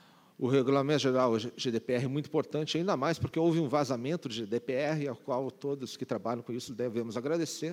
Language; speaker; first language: Portuguese; native; Portuguese